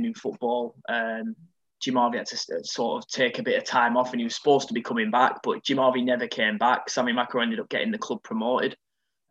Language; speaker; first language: English; native; English